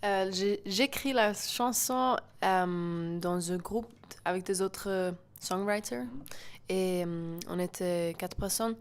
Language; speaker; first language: French; non-native, local second language; German